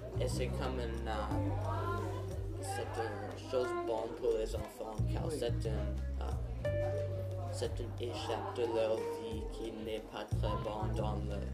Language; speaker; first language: French; non-native, learner; English